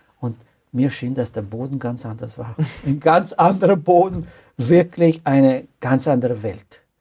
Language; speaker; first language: German; non-native, fluent; Romanian